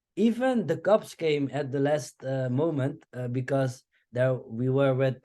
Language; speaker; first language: English; non-native, fluent; Dutch